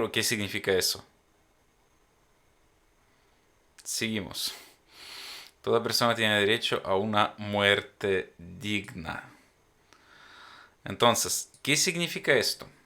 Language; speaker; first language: Spanish; non-native, fluent; Ukrainian